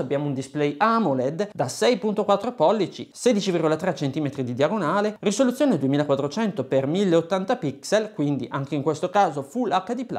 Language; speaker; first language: Italian; native; Italian